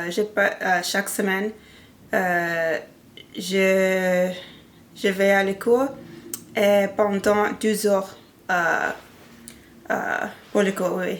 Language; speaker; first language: French; non-native, learner; English